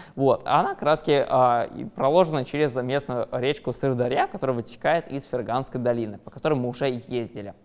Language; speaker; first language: Russian; native; Russian